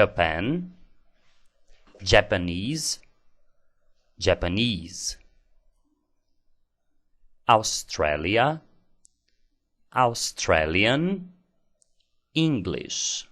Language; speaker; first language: English; non-native, fluent; Portuguese